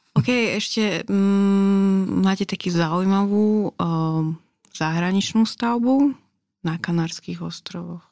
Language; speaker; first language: Slovak; native; Slovak